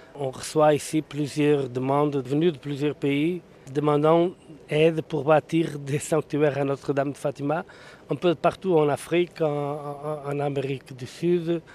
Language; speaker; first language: French; non-native, fluent; Portuguese